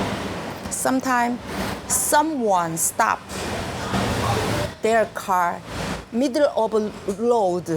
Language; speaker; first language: English; non-native, learner; Korean